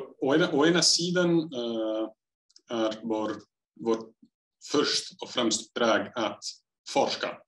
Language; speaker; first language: Swedish; non-native, fluent; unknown